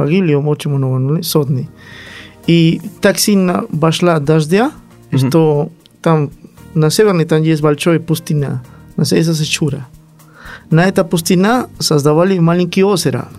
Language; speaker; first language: Russian; non-native, learner; Spanish